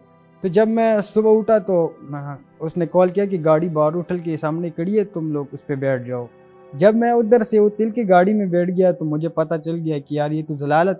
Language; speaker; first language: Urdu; non-native, local second language; Pashto